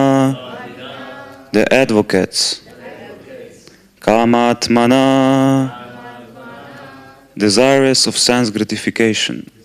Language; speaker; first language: English; non-native, fluent; Slovenian